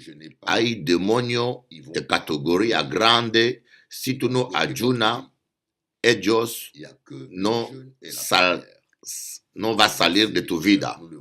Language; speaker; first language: Spanish; non-native, learner; French